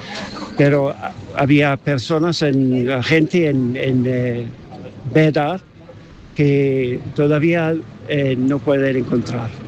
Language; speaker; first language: Spanish; non-native, fluent; English